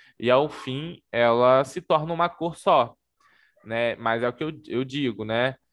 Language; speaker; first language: Portuguese; native; Portuguese